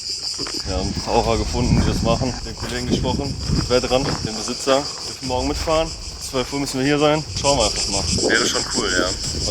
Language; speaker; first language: German; native; German